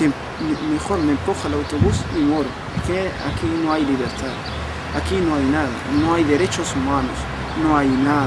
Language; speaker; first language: Spanish; non-native, learner; Arabic